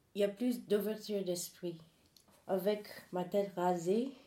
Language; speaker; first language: French; non-native, fluent; English